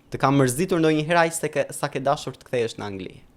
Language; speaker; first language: Albanian; native; Albanian